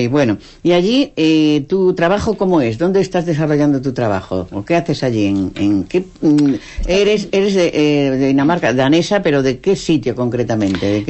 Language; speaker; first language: Spanish; native; Spanish